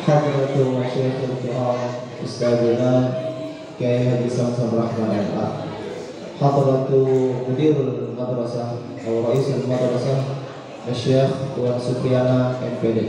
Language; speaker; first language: Arabic; non-native, learner; Indonesian